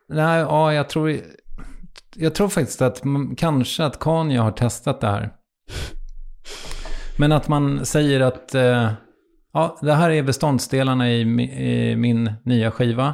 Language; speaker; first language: Swedish; native; Swedish